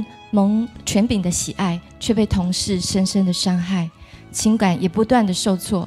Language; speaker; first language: Chinese; native; Chinese